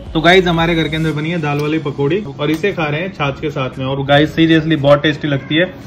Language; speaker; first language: Hindi; native; Hindi